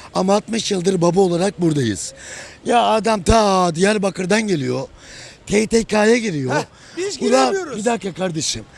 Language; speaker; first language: Turkish; native; Turkish